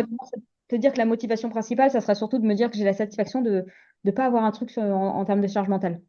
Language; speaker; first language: French; native; French